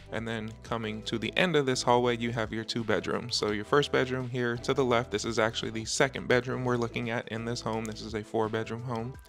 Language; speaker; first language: English; native; English